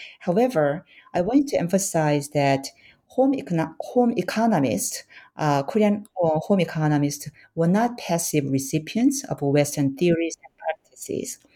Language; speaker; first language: English; non-native, fluent; Korean